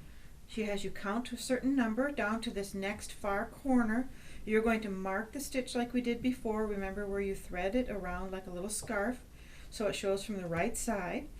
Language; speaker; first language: English; native; English